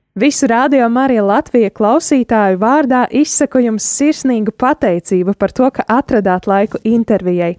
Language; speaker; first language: Latvian; native; Latvian